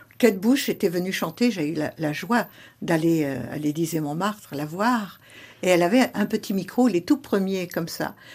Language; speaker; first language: French; early bilingual, other home language; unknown